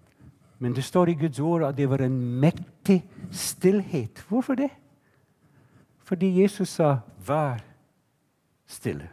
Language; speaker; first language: Norwegian; non-native, fluent; English